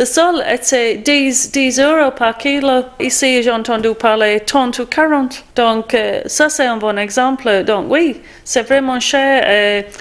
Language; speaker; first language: French; non-native, fluent; English